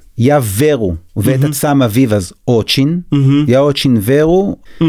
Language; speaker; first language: Russian; non-native, learner; Hebrew